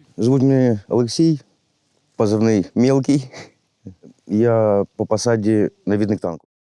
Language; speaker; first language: Ukrainian; non-native, local second language; Russian